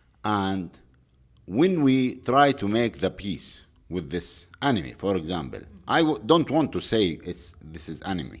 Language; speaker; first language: English; non-native, learner; Arabic